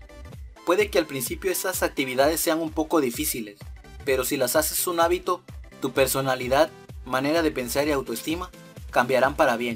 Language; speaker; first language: Spanish; native; Spanish